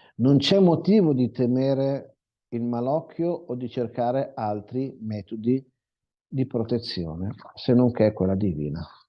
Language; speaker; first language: Italian; non-native, fluent; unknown